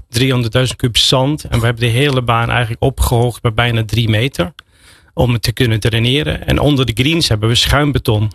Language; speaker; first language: Dutch; non-native, fluent; English